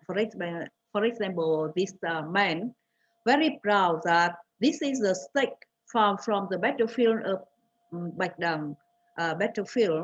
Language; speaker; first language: English; non-native, fluent; Vietnamese